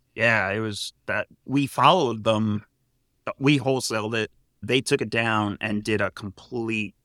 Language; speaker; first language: English; native; English